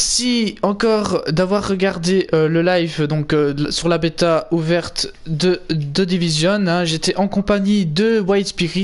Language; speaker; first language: French; native; French